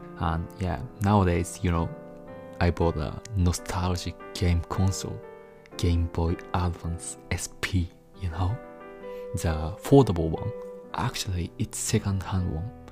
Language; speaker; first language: English; non-native, fluent; Japanese